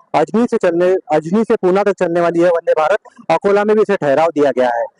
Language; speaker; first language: Hindi; non-native, local second language; Marathi